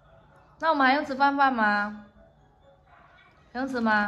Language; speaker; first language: Chinese; native; Chinese